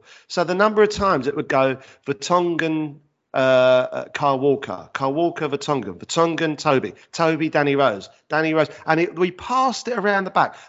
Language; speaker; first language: English; native; English